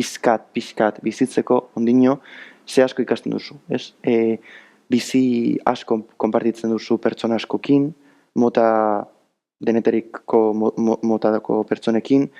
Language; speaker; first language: Basque; native; Basque